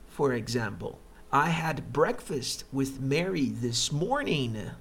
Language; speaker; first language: English; non-native, fluent; Portuguese